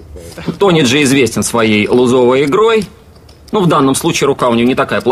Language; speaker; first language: Russian; native; Russian